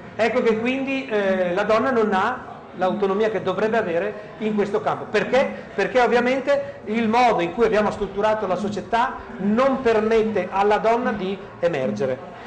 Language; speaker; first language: Italian; native; Italian